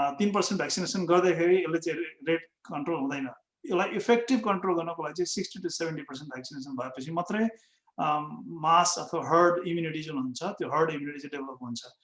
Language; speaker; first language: Nepali; native; Nepali